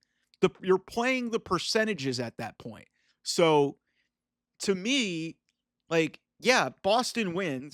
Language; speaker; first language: English; native; English